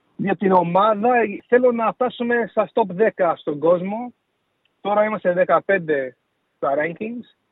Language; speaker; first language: Greek; early bilingual, heritage; Greek